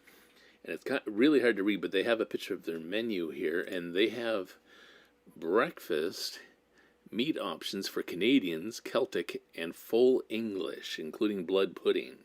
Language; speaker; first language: English; native; English